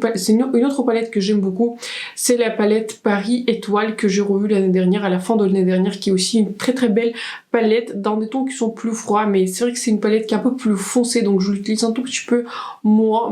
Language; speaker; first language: French; native; French